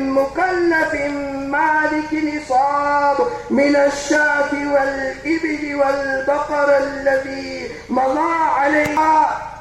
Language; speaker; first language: Arabic; non-native, fluent; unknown